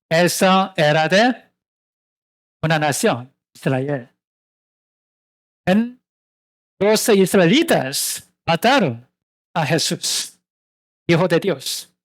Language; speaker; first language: Spanish; non-native, learner; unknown